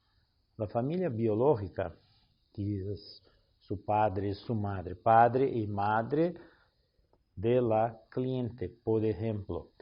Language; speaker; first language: Spanish; non-native, learner; Portuguese